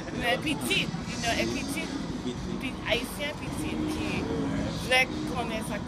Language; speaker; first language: Haitian Creole; early bilingual, heritage; English